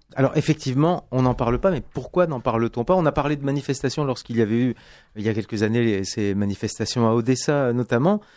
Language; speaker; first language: French; native; French